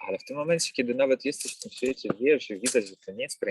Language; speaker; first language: Polish; native; Polish